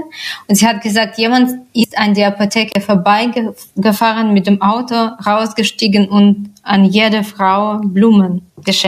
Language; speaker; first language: German; non-native, fluent; Russian